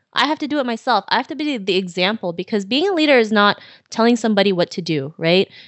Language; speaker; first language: English; early bilingual, other home language; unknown